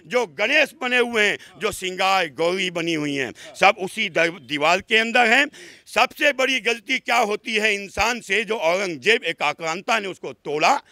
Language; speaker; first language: Hindi; native; Hindi